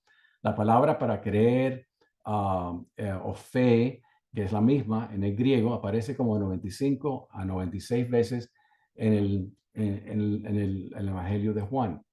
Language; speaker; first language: Spanish; native; Spanish